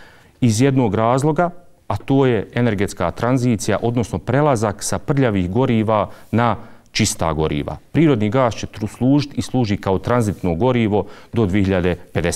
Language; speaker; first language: Serbian; native; Serbian